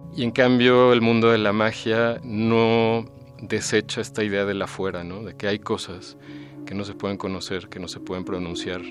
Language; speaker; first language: Spanish; native; Spanish